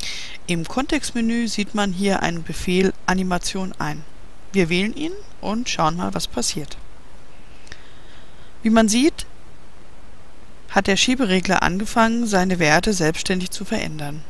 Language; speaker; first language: German; native; German